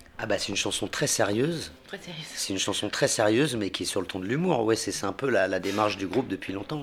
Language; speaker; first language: French; native; French